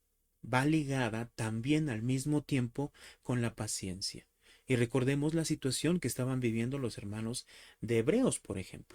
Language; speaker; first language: Spanish; native; Spanish